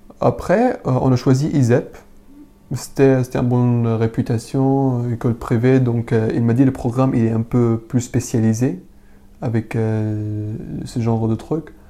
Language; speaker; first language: French; non-native, learner; Arabic